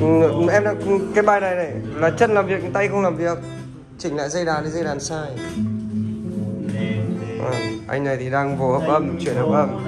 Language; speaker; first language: Vietnamese; native; Vietnamese